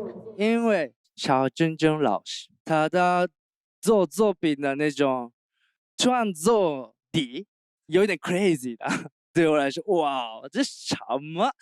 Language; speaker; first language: Chinese; non-native, learner; Japanese